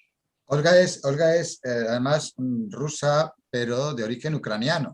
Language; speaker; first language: Spanish; native; Spanish